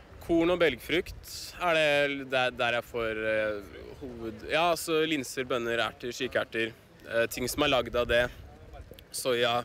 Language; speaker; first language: Norwegian; native; Norwegian